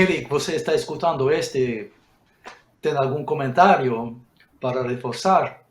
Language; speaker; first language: Portuguese; non-native, fluent; Spanish